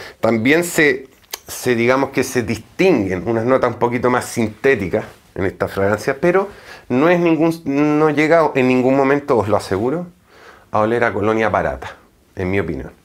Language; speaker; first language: Spanish; native; Spanish